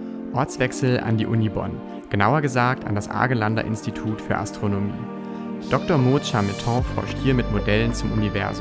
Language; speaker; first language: German; native; German